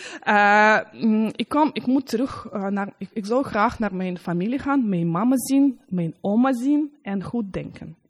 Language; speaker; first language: Dutch; non-native, learner; Russian